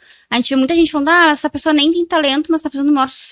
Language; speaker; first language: Portuguese; native; Portuguese